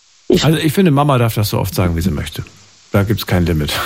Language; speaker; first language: German; native; German